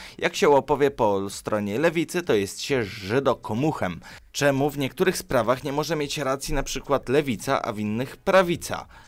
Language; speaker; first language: Polish; early bilingual, other home language; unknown